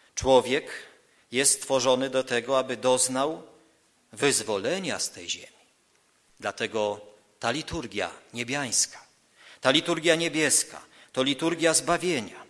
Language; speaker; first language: Polish; native; Polish